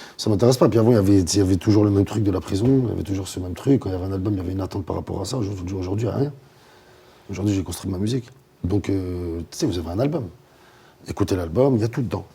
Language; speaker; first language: French; native; French